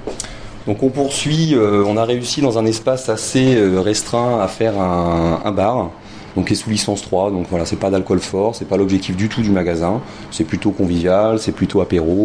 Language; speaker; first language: French; native; French